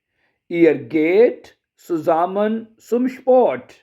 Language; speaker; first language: German; non-native, fluent; Urdu